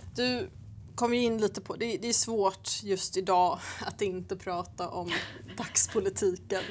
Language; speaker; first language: Swedish; native; Swedish